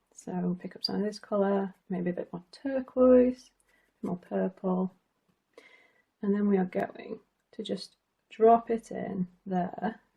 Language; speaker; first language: English; native; English